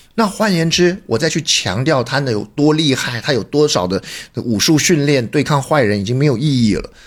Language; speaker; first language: Chinese; native; Chinese